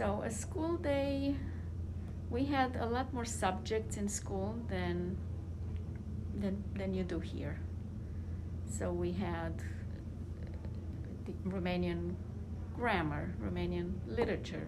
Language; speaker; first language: English; non-native, fluent; Romanian